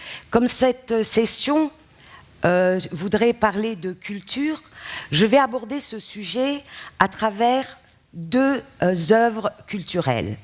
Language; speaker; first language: French; non-native, local second language; Arabic